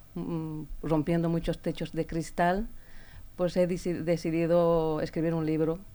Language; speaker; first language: Spanish; native; Spanish